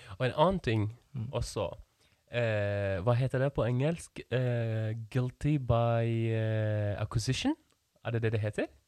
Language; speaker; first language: Norwegian; non-native, fluent; Kurdish